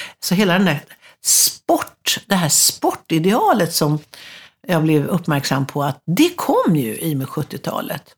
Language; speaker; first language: Swedish; native; Swedish